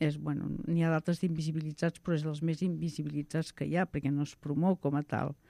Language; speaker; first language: Catalan; native; Catalan